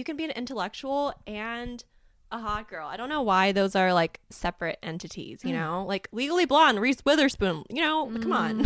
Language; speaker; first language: English; native; English